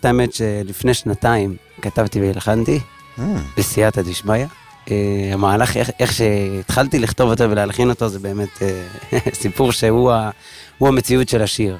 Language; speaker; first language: Hebrew; native; Hebrew